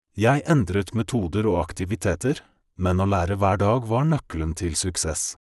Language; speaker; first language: Norwegian; non-native, learner; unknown